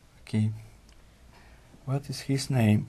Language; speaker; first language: English; non-native, learner; Latvian